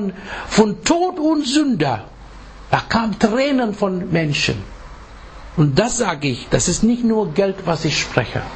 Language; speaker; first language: German; non-native, learner; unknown